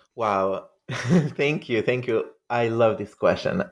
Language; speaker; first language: English; non-native, fluent; Hebrew